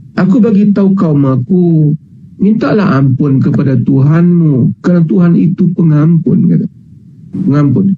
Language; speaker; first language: Malay; native; Malay